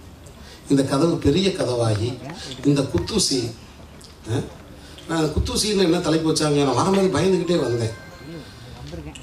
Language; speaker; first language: Tamil; native; Tamil